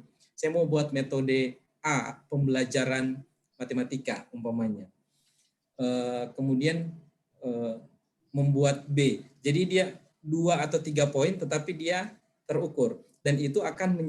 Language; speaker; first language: Indonesian; native; Indonesian